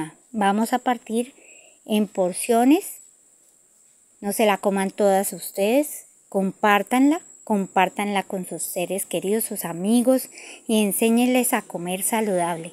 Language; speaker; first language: Spanish; native; Spanish